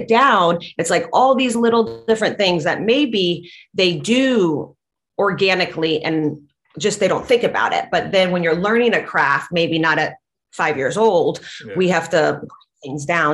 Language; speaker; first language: English; non-native, fluent; Latvian